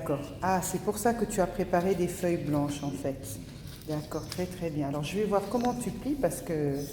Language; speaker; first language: French; native; French